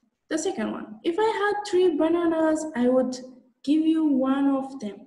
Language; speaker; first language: English; non-native, fluent; Persian